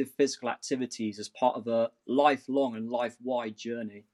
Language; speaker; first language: English; native; English